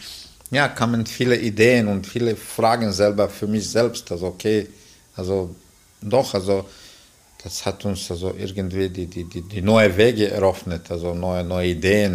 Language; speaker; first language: German; non-native, fluent; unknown